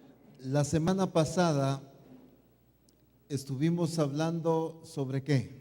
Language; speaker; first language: Spanish; native; Spanish